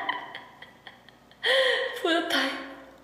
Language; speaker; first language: English; non-native, learner; Korean